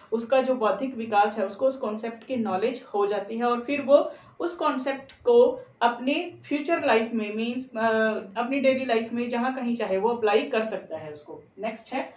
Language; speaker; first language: Hindi; non-native, local second language; Punjabi